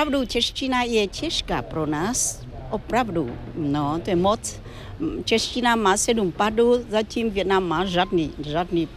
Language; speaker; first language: Czech; non-native, fluent; Vietnamese